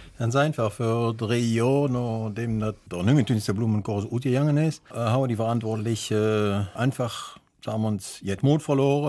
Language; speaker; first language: German; native; German